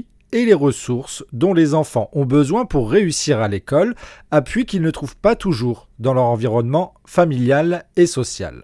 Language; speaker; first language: French; native; French